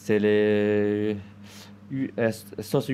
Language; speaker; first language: French; non-native, learner; Chinese